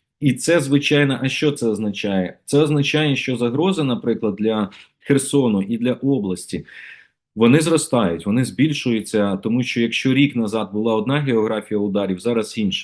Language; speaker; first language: Ukrainian; native; Ukrainian